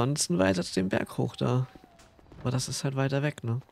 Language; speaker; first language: German; native; German